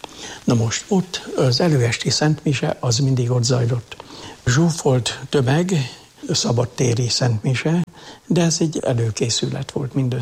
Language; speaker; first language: Hungarian; native; Hungarian